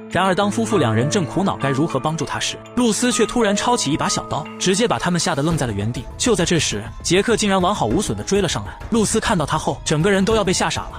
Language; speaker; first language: Chinese; native; Chinese